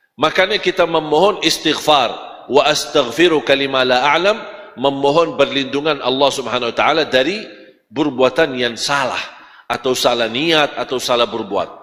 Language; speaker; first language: Malay; non-native, fluent; Arabic